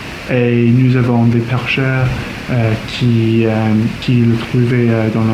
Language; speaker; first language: French; non-native, learner; English